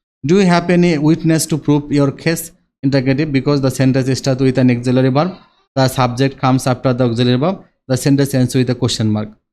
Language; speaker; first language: English; non-native, local second language; Bangla